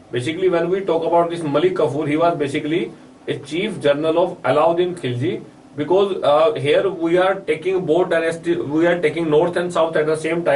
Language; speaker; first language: English; non-native, local second language; Hindi